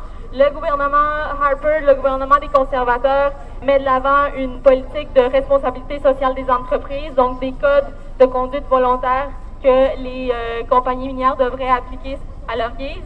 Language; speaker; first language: French; native; French